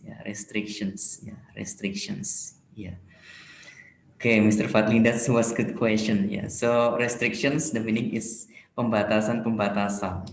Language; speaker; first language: English; non-native, fluent; Indonesian